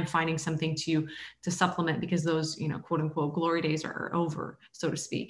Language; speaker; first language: English; native; English